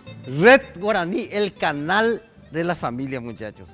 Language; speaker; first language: Spanish; native; Spanish